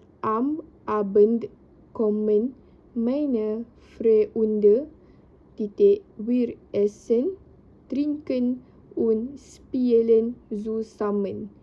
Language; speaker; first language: German; non-native, learner; Indonesian